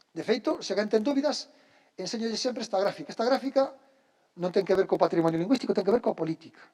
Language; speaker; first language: Galician; native; Galician